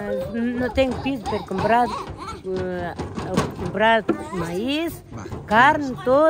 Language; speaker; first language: Spanish; non-native, local second language; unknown